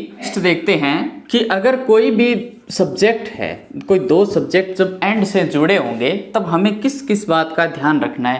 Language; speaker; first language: Hindi; native; Hindi